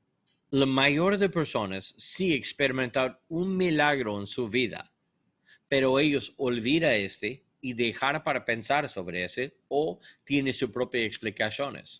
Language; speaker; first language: Spanish; non-native, learner; English